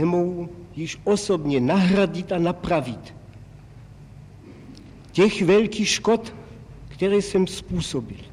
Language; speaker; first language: Czech; non-native, fluent; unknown